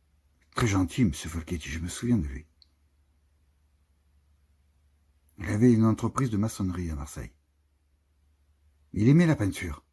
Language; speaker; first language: French; native; French